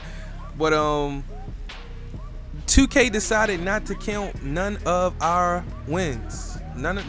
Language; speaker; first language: English; native; English